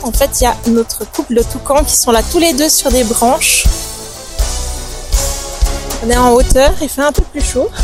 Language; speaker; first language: French; native; French